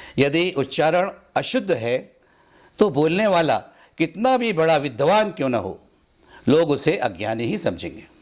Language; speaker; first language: Hindi; native; Hindi